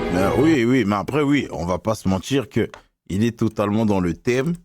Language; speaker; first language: French; native; French